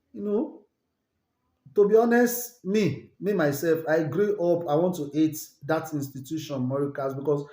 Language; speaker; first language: English; non-native, local second language; Yoruba